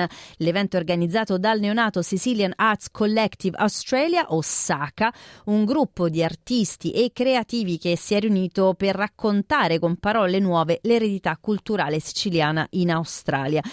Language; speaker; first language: Italian; native; Italian